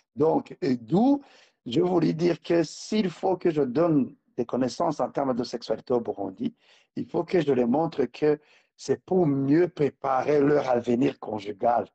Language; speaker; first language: French; non-native, local second language; Rundi